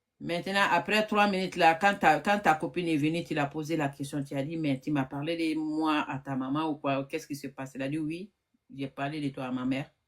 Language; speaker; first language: French; non-native, local second language; Bambara